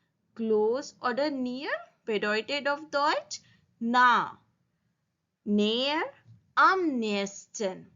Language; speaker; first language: German; non-native, learner; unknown